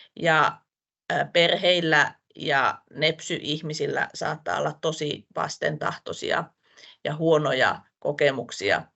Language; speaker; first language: Finnish; non-native, local second language; Northern Sami